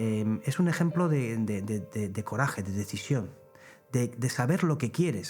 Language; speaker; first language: Spanish; native; Spanish